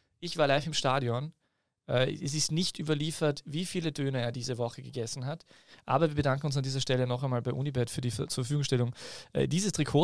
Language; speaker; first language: German; native; German